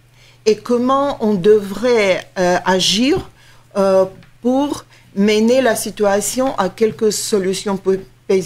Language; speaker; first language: French; non-native, fluent; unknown